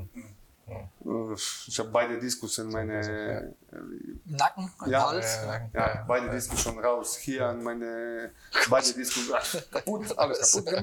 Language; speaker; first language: German; non-native, learner; Croatian